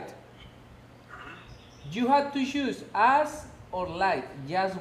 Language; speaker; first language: English; non-native, local second language; Spanish